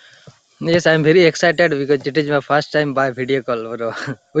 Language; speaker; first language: English; non-native, learner; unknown